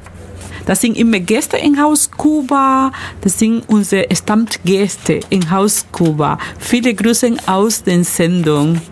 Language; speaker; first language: German; non-native, learner; Spanish